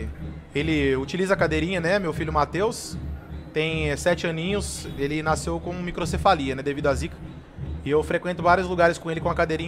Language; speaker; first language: Portuguese; native; Portuguese